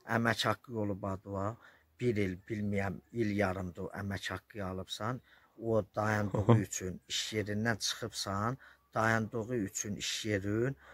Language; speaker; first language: Azerbaijani; native; Azerbaijani